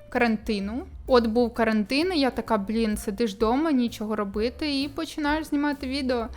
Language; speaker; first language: Ukrainian; non-native, local second language; Russian